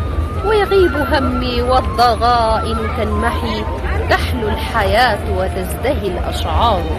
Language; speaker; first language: Arabic; native; Arabic